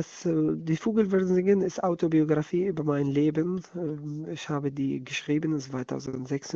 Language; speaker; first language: German; non-native, learner; Arabic